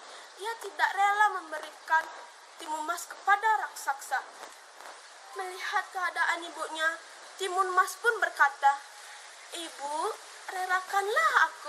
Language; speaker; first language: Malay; non-native, local second language; Balinese